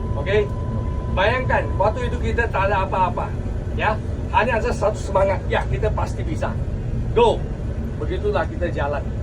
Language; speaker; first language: Malay; non-native, local second language; Chinese